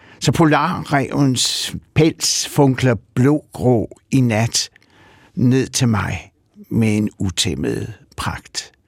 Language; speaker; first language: Danish; early bilingual, other home language; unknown